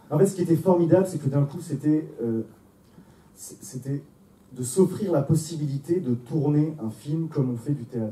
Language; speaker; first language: French; native; French